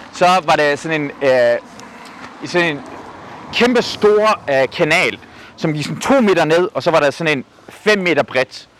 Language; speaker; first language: Danish; native; Danish